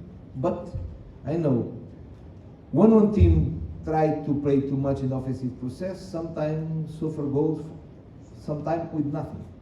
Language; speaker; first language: English; non-native, learner; Portuguese